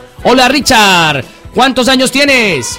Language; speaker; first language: Spanish; native; Spanish